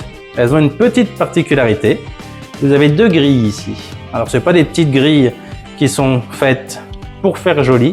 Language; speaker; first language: French; native; French